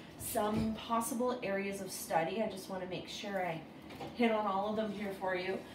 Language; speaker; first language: English; native; English